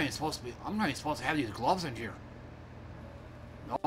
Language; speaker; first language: English; native; English